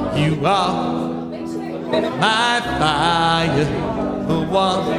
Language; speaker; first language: English; native; English